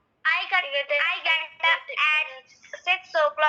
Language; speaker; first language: English; non-native, learner; Hindi